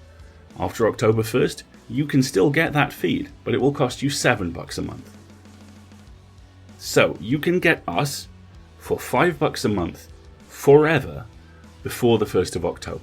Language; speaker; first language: English; native; English